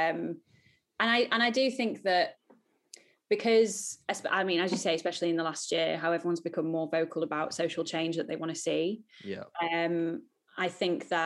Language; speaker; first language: English; native; English